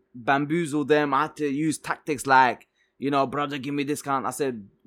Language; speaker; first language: English; early bilingual, other home language; Arabic